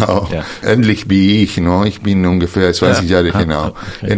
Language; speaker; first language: German; non-native, fluent; Spanish